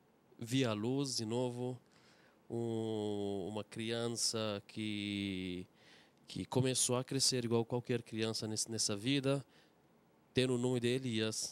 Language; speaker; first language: Portuguese; non-native, fluent; Arabic